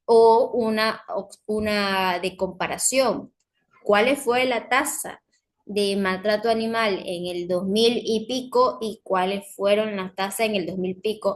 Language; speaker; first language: Spanish; native; Spanish